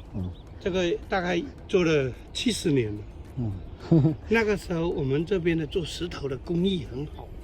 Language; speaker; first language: Chinese; native; Chinese